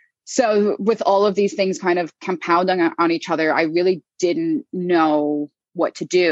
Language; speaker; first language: English; native; English